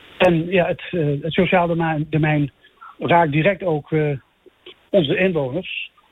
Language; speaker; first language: Dutch; native; Dutch